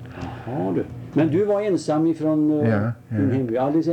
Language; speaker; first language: Swedish; native; Swedish